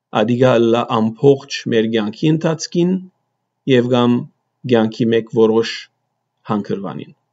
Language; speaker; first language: Armenian; early bilingual, heritage; Armenian